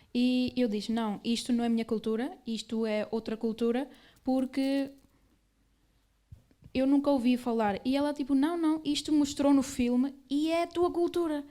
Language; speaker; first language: Portuguese; early bilingual, other home language; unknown